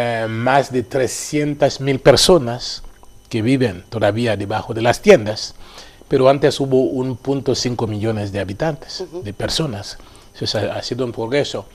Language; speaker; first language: Spanish; non-native, fluent; Haitian Creole